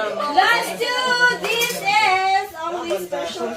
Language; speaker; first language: English; non-native, local second language; Cebuano